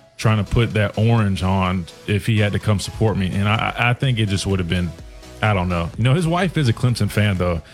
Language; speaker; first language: English; native; English